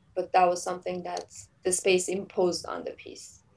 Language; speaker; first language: English; non-native, fluent; Persian